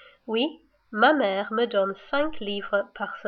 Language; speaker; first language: French; non-native, learner; English